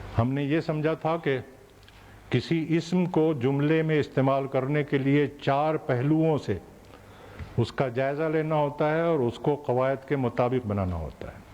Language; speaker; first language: Urdu; native; Urdu